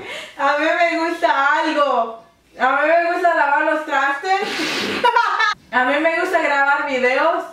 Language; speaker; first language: Spanish; early bilingual, heritage; Spanish